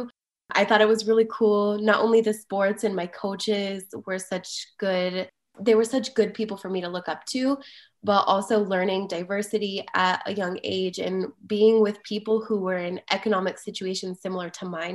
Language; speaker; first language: English; native; English